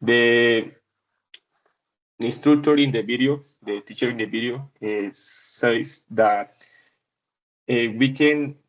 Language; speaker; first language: English; non-native, learner; Spanish